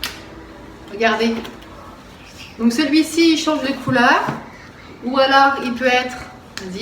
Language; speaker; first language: French; native; French